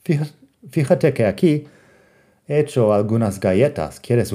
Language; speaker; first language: Spanish; non-native, fluent; English